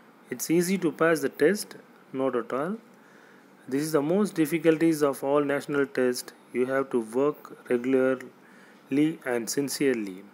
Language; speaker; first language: English; non-native, local second language; Tamil